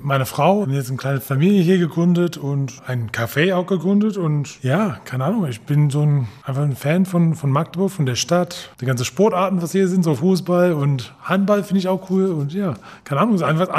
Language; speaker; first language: German; non-native, fluent; English